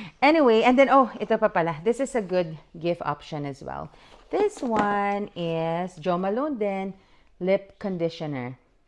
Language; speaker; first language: English; non-native, local second language; Filipino